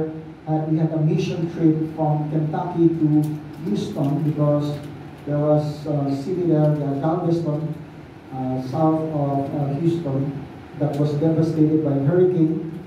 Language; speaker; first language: English; non-native, local second language; Filipino